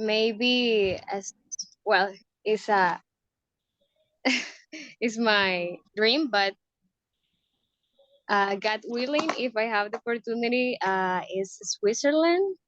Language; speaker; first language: English; non-native, learner; Spanish